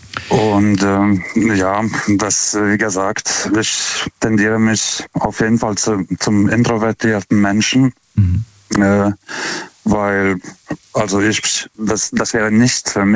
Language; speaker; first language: German; native; German